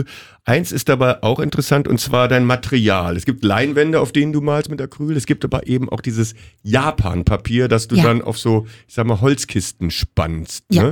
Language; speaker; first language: German; native; German